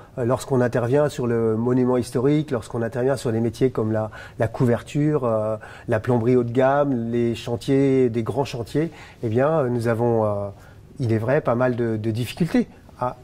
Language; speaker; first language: French; native; French